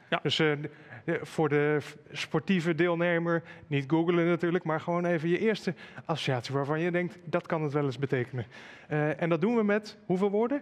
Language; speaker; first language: Dutch; native; Dutch